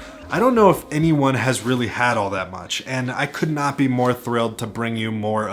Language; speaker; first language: English; native; English